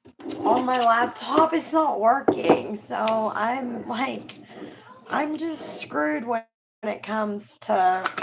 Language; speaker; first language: English; native; English